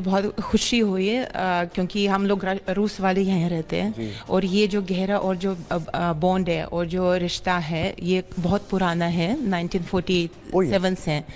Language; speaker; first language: Hindi; non-native, fluent; Russian